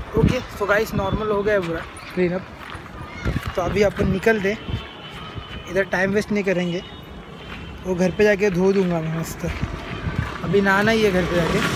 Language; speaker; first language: Hindi; non-native, local second language; Marathi